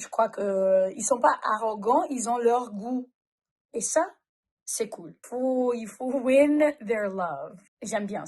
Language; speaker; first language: French; non-native, fluent; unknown